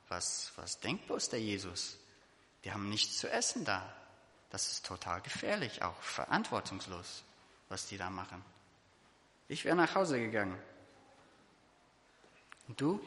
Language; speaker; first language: German; non-native, fluent; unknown